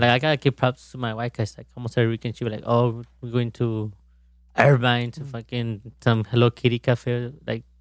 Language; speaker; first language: English; early bilingual, other home language; Spanish